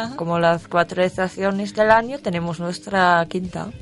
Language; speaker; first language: Spanish; non-native, fluent; German